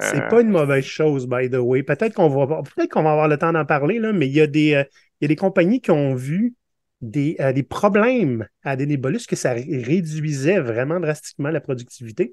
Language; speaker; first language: French; native; French